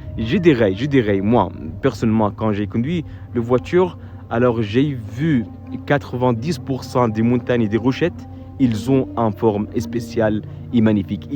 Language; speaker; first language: French; non-native, fluent; Arabic